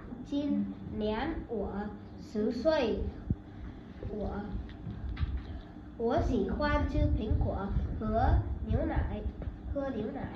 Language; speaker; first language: Chinese; non-native, learner; Vietnamese